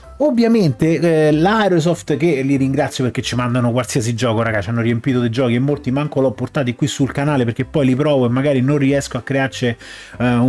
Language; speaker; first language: Italian; native; Italian